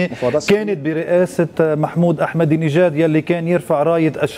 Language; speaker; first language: Arabic; native; Arabic